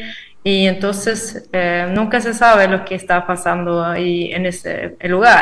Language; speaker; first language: Spanish; non-native, fluent; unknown